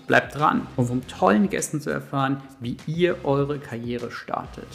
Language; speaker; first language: German; native; German